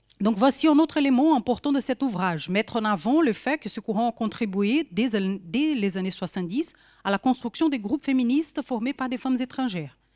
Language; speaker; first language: French; non-native, fluent; Portuguese